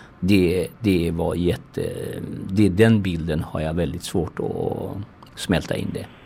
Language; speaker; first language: Swedish; non-native, fluent; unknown